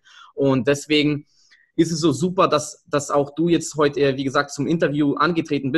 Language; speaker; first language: German; native; German